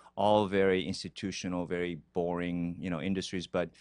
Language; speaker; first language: English; non-native, fluent; Korean